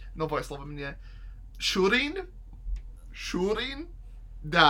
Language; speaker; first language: Russian; non-native, learner; English